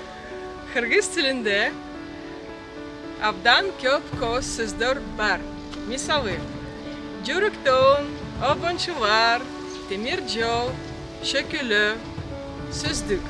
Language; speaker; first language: Kyrgyz; non-native, learner; Russian